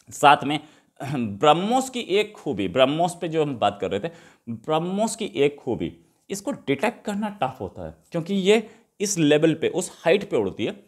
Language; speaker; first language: Hindi; native; Hindi